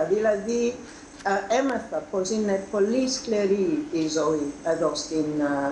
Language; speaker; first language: Greek; non-native, fluent; English